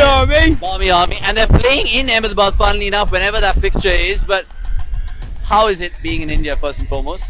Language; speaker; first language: English; non-native, local second language; Hindi